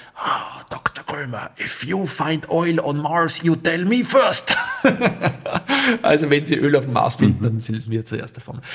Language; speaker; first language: German; native; German